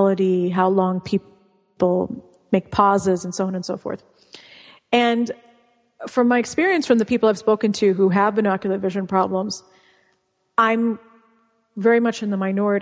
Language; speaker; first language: English; early bilingual, other home language; Russian